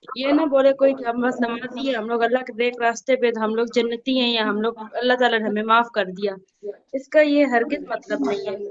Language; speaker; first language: Urdu; non-native, local second language; Punjabi